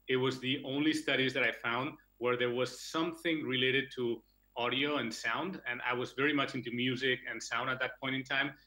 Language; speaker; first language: English; non-native, fluent; Catalan